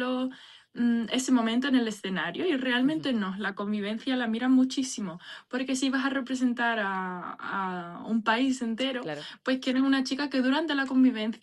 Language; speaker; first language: Spanish; native; Spanish